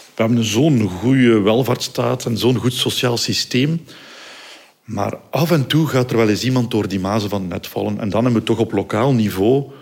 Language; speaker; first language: Dutch; native; Dutch